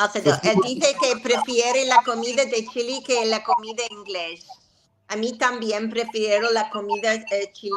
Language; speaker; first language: Spanish; non-native, learner; English